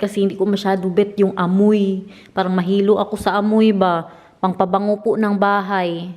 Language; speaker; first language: Filipino; non-native, local second language; Cebuano